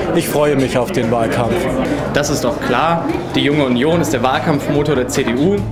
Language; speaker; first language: German; native; German